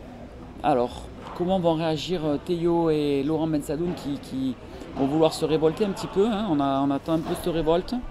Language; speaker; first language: French; native; French